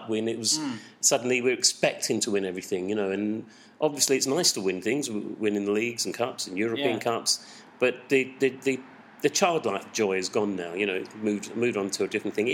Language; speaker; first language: English; native; English